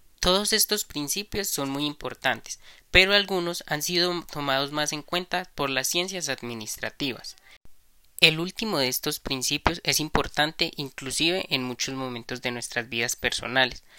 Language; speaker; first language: Spanish; native; Spanish